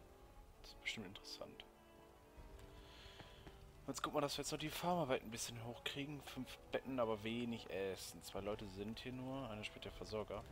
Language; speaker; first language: German; native; German